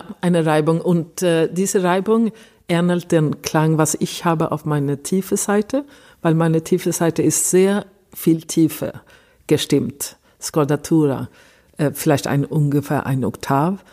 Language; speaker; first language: German; non-native, fluent; Swedish